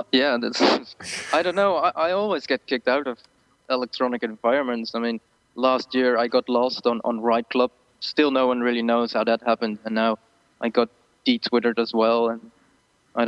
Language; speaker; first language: English; non-native, fluent; Dutch